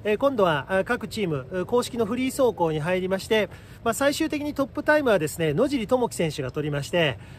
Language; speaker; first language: Japanese; native; Japanese